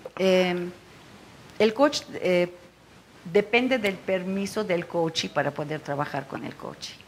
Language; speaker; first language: Spanish; non-native, fluent; Turkish